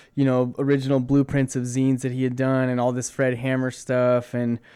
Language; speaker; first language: English; native; English